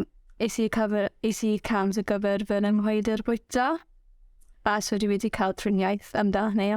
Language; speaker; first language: Welsh; non-native, local second language; English